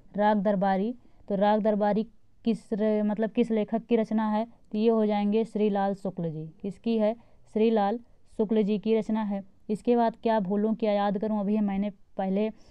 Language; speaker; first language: Hindi; native; Hindi